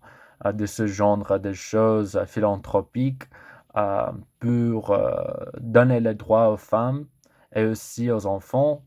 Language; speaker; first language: French; non-native, learner; English